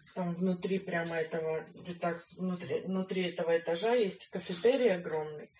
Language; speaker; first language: Russian; native; Russian